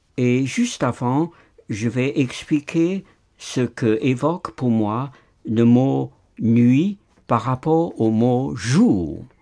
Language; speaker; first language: French; non-native, fluent; Chinese